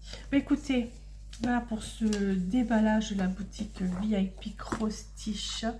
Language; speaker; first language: French; native; French